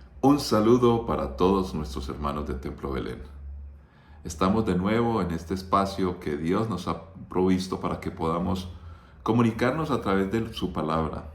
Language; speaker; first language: Spanish; native; Spanish